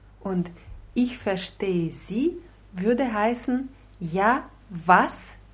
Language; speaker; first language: German; non-native, fluent; Russian